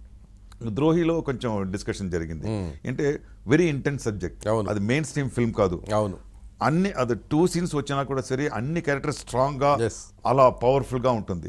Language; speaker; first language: Telugu; non-native, learner; Tamil